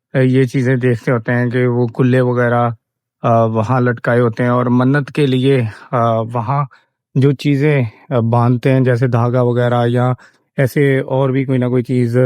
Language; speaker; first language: Urdu; non-native, local second language; Punjabi